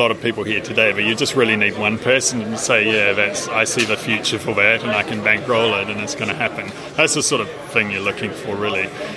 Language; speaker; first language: English; native; English